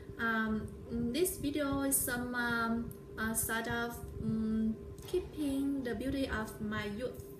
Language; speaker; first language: English; non-native, learner; Vietnamese